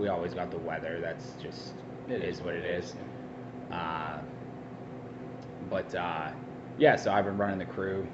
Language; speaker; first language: English; native; English